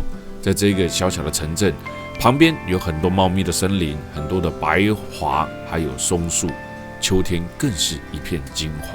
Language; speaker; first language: Chinese; native; Chinese